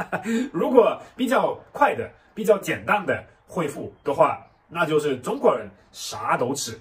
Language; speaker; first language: Chinese; non-native, fluent; German